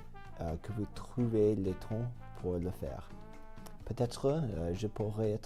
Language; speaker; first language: French; non-native, learner; English